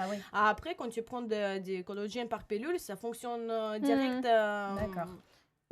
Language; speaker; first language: French; non-native, learner; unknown